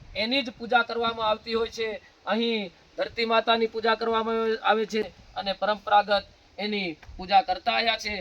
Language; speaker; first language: Gujarati; non-native, local second language; Bhili